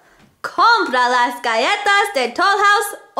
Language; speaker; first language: Spanish; non-native, learner; English